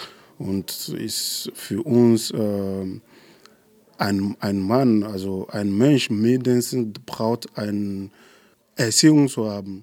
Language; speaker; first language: German; non-native, learner; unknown